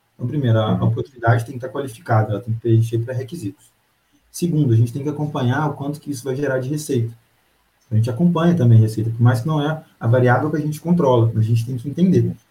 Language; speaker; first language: Portuguese; native; Portuguese